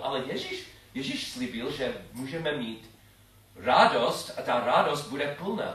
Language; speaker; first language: Czech; non-native, learner; English